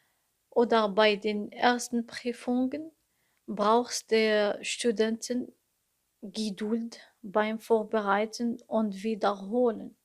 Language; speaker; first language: German; non-native, learner; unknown